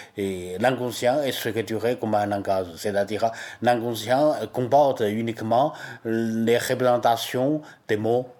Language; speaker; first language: French; non-native, learner; Chinese